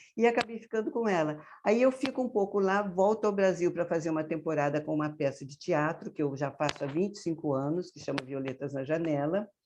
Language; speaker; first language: Portuguese; native; Portuguese